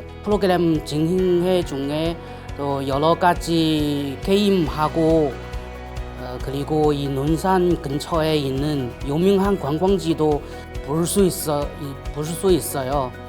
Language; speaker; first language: Korean; non-native, learner; Chinese